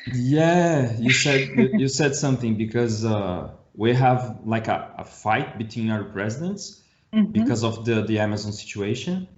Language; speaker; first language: English; non-native, learner; Portuguese